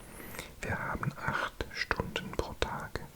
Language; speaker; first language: German; non-native, learner; English